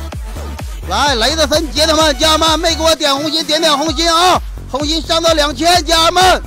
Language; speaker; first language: Chinese; native; Chinese